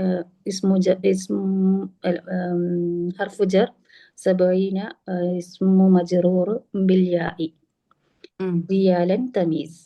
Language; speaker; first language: Arabic; non-native, learner; Malayalam